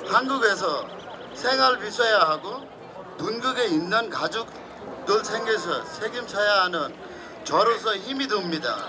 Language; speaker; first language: Korean; non-native, fluent; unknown